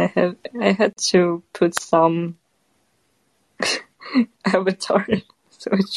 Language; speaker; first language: English; non-native, fluent; Kazakh